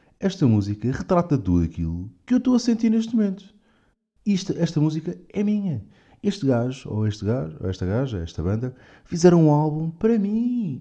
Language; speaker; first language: Portuguese; native; Portuguese